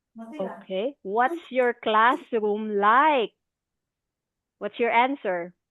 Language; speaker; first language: English; non-native, fluent; Filipino